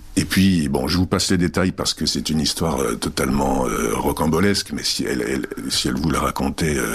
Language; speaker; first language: French; early bilingual, other home language; Czech